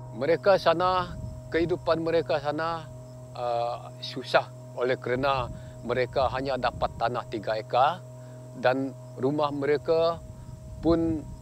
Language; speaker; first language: Malay; non-native, local second language; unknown